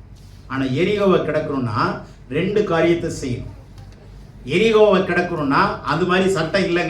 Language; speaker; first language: Tamil; native; Tamil